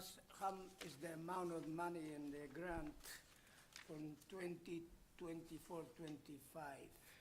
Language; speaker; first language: English; non-native, fluent; Spanish